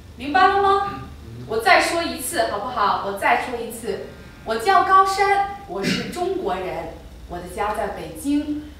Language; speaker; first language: Chinese; native; Chinese